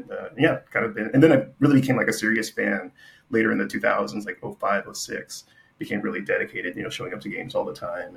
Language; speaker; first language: English; native; English